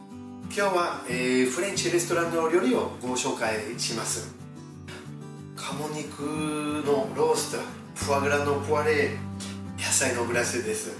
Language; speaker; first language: Japanese; non-native, fluent; French